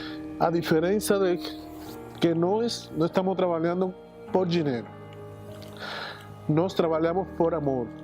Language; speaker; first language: Portuguese; non-native, fluent; Spanish